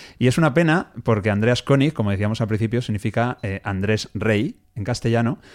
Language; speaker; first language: Spanish; native; Spanish